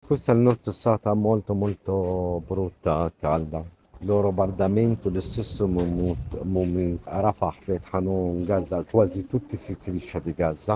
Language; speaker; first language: Italian; non-native, learner; Arabic